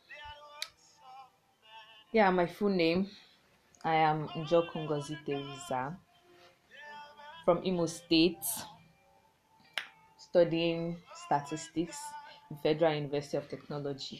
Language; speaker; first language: English; non-native, local second language; Igbo